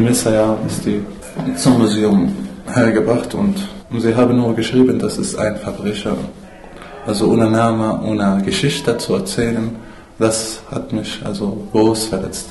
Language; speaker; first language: German; non-native, fluent; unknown